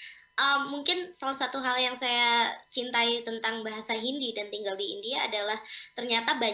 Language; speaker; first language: Indonesian; early bilingual, heritage; English